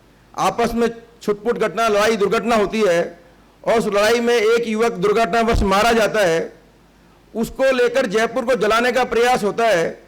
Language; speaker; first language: Hindi; native; Hindi